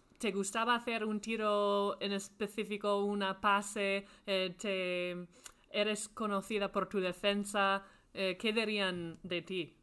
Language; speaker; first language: Spanish; non-native, fluent; English